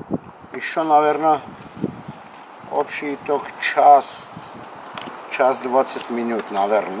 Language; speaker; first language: Russian; non-native, fluent; Armenian